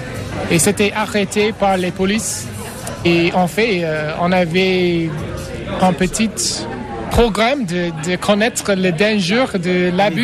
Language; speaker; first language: French; non-native, fluent; English